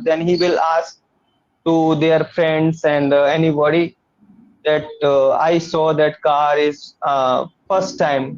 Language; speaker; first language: English; non-native, learner; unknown